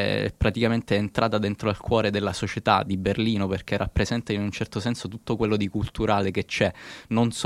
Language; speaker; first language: Italian; native; Italian